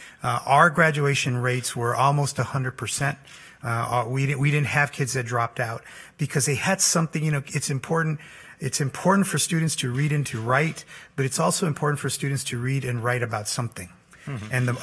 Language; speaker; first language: English; early bilingual, other home language; Spanish